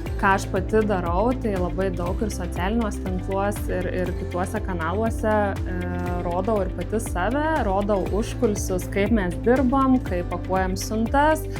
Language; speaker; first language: Lithuanian; native; Lithuanian